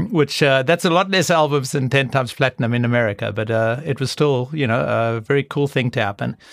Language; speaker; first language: English; native; English